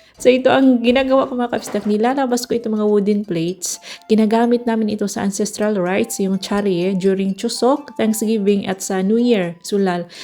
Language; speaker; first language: Filipino; non-native, local second language; Cebuano